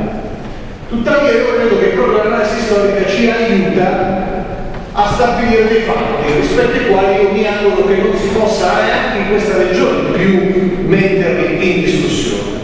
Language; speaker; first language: Italian; native; Italian